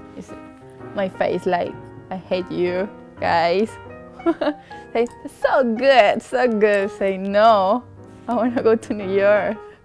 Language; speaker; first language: English; non-native, learner; Spanish